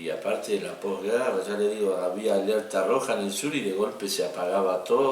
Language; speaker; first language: Spanish; native; Spanish